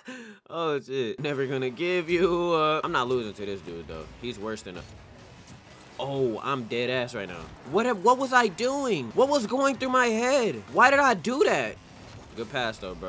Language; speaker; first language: English; native; English